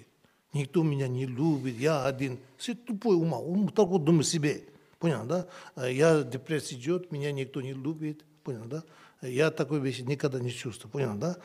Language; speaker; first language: Russian; non-native, learner; Tibetan